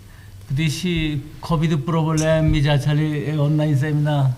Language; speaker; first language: Czech; non-native, learner; Korean